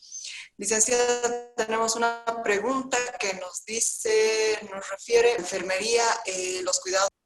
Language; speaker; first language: Spanish; native; Spanish